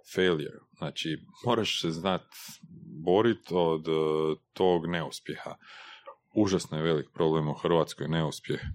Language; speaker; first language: Croatian; native; Croatian